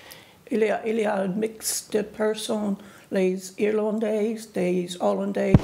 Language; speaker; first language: French; non-native, learner; English